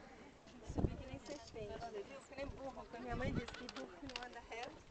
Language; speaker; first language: Portuguese; native; Portuguese